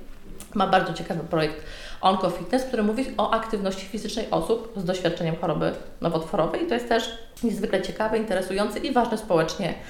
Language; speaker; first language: Polish; native; Polish